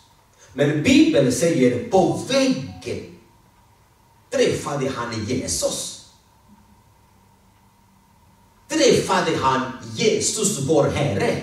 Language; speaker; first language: Swedish; non-native, fluent; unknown